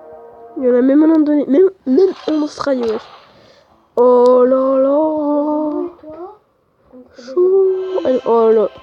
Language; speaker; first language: French; native; French